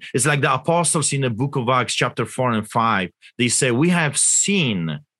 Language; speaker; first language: English; non-native, fluent; Polish